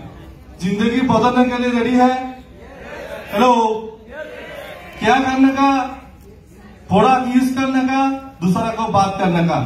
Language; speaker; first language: Hindi; non-native, learner; Bangla